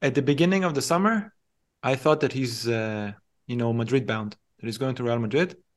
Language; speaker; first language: English; non-native, fluent; Hebrew